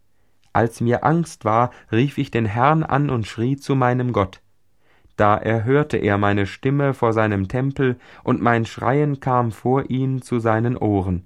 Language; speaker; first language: German; native; German